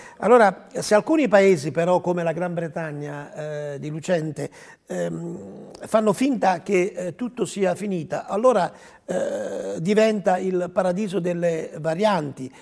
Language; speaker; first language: Italian; native; Italian